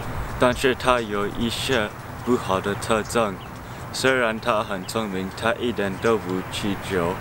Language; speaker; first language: Chinese; non-native, learner; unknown